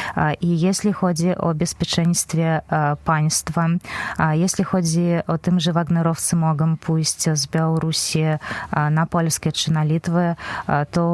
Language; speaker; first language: Polish; non-native, fluent; Belarusian